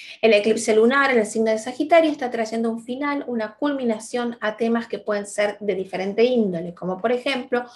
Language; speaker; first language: Spanish; native; Spanish